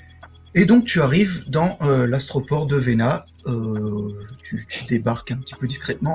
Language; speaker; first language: French; native; French